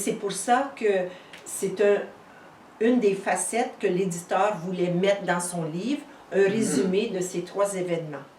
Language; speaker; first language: French; native; French